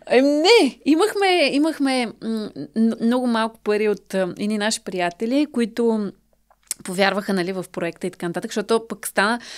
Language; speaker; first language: Bulgarian; native; Bulgarian